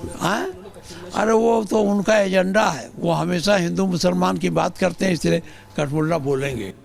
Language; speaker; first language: Hindi; native; Hindi